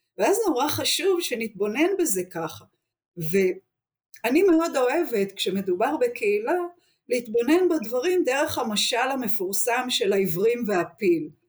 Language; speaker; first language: Hebrew; native; Hebrew